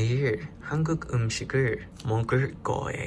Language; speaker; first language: Korean; non-native, learner; English